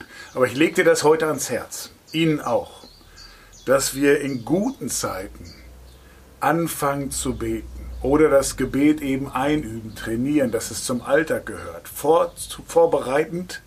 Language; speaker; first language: German; native; German